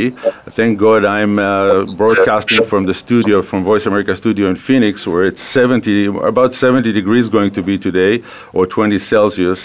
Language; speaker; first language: English; non-native, fluent; Hebrew